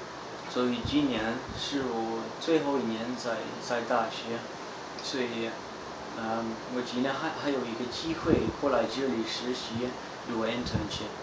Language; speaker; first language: Chinese; non-native, fluent; Dutch